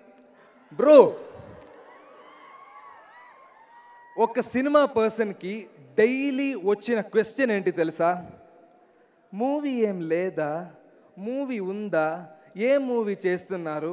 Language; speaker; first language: Telugu; non-native, learner; Malayalam